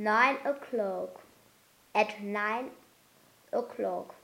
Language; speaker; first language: English; non-native, learner; German